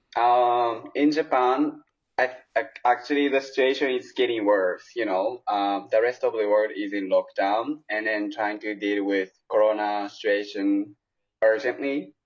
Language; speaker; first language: English; non-native, fluent; Japanese